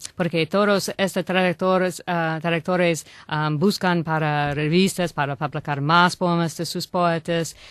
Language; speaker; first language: Spanish; non-native, learner; English